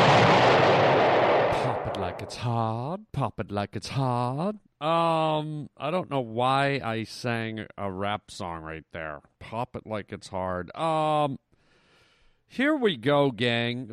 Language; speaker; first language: English; native; English